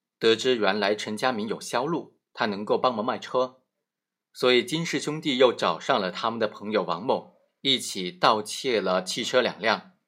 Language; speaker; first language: Chinese; native; Chinese